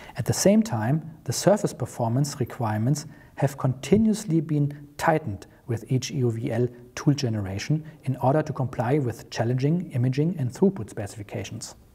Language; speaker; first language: English; non-native, fluent; German